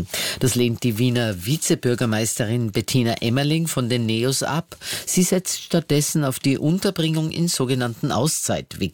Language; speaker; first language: German; native; German